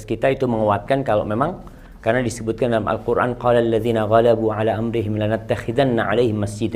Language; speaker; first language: Indonesian; native; Indonesian